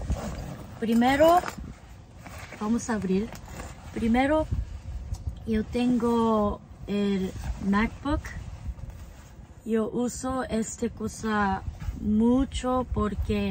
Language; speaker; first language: Spanish; non-native, learner; English